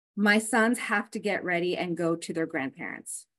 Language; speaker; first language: English; native; English